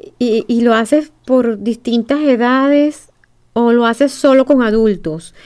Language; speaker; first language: Spanish; native; Spanish